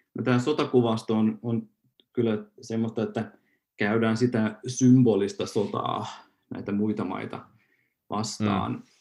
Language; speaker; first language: Finnish; non-native, local second language; Swedish